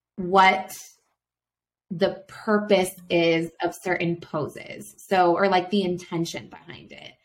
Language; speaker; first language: English; native; English